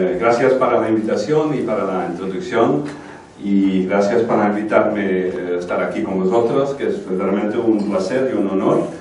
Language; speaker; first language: Spanish; non-native, fluent; Dutch